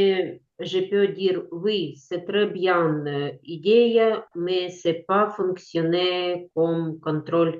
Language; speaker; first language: French; non-native, learner; Ukrainian